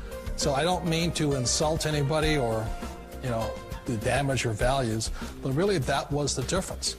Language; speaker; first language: English; native; English